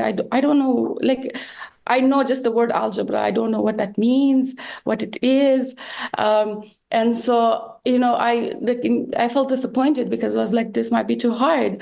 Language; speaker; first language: English; non-native, fluent; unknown